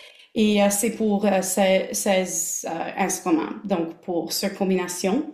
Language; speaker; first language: French; non-native, local second language; English